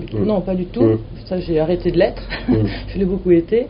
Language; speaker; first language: French; native; French